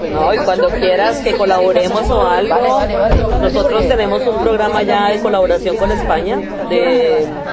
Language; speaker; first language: Spanish; native; Spanish